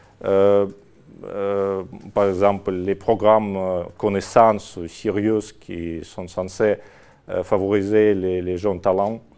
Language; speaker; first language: French; non-native, fluent; Russian